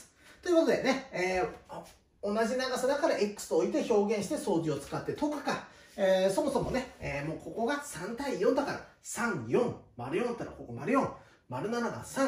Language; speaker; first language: Japanese; native; Japanese